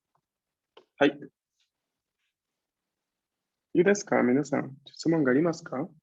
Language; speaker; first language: Japanese; non-native, fluent; Spanish